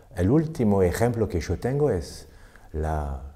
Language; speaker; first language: Spanish; non-native, fluent; French